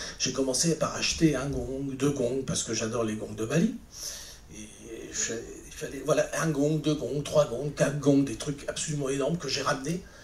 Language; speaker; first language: French; native; French